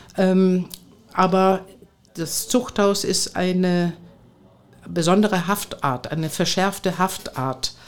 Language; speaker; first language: German; non-native, fluent; Greek